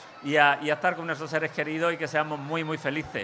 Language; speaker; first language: Spanish; native; Spanish